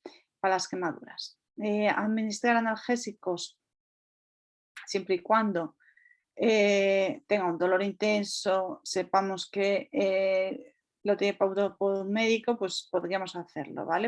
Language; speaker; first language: Spanish; native; Spanish